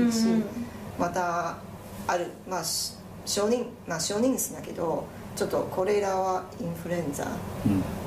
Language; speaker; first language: Japanese; non-native, fluent; Chinese